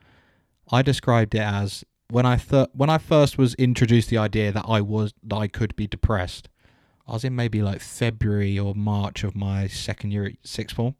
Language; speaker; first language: English; native; English